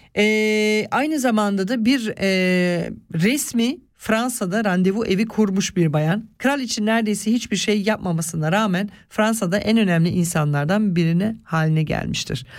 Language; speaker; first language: Turkish; early bilingual, other home language; Swiss German